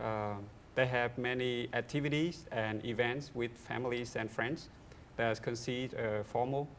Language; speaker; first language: English; non-native, learner; Vietnamese